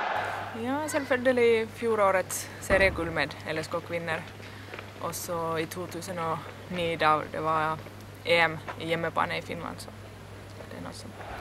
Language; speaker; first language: Norwegian; non-native, fluent; Finnish